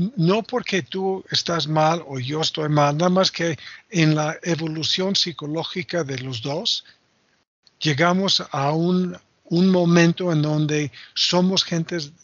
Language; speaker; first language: Spanish; non-native, fluent; English